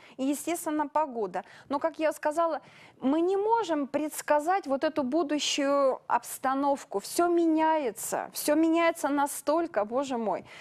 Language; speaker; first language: Russian; native; Russian